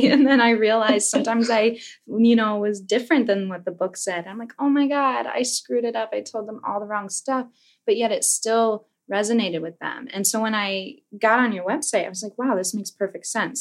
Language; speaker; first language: English; native; English